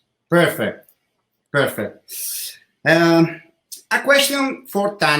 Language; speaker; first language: English; non-native, learner; Italian